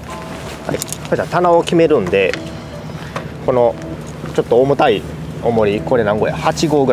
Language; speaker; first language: Japanese; native; Japanese